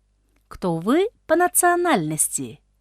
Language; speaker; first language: Russian; non-native, fluent; Tajik